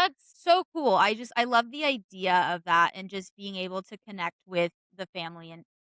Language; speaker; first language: English; native; English